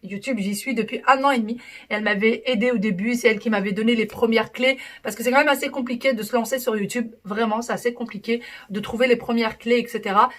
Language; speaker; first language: French; early bilingual, other home language; Arabic